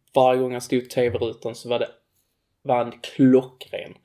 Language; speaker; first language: Swedish; native; Swedish